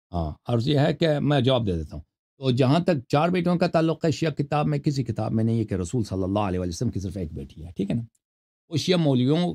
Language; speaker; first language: Urdu; native; Urdu